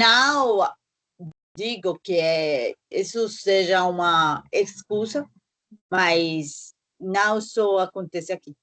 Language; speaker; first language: Portuguese; non-native, learner; Spanish